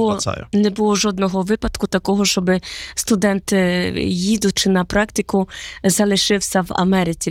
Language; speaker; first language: Polish; non-native, learner; Ukrainian